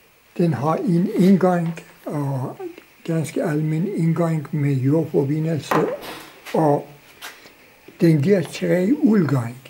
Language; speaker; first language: Danish; non-native, local second language; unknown